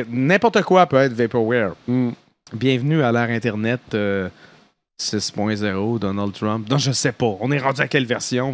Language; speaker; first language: French; native; French